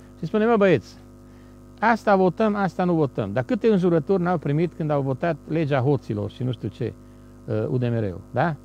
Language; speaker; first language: Romanian; non-native, local second language; Hungarian